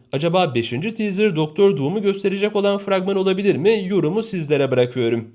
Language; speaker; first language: Turkish; native; Turkish